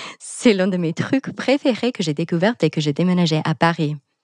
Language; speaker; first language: French; non-native, fluent; English